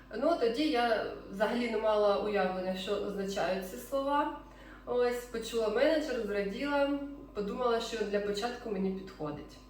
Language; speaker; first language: Ukrainian; non-native, local second language; Russian